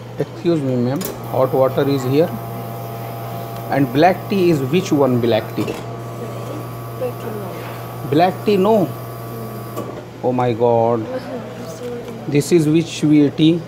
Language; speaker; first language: English; non-native, learner; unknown